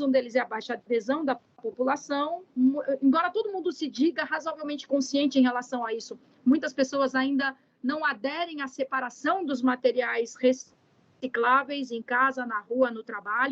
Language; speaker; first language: Portuguese; native; Portuguese